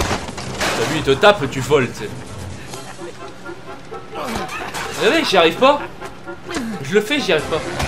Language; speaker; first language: French; native; French